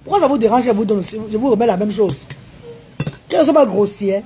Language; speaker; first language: French; non-native, local second language; Lingala